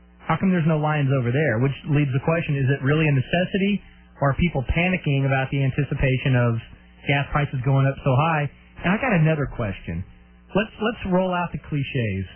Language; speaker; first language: English; native; English